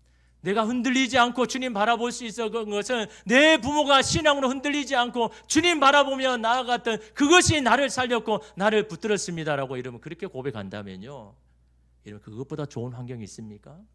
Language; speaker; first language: Korean; native; Korean